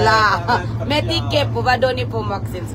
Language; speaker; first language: French; non-native, learner; Filipino